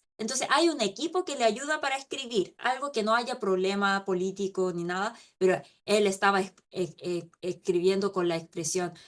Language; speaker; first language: Spanish; non-native, local second language; Korean